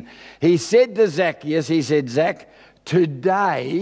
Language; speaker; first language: English; native; English